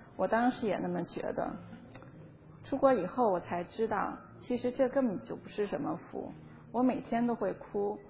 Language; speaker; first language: Chinese; native; Chinese